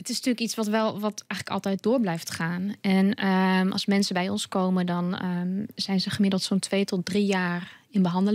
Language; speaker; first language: Dutch; native; Dutch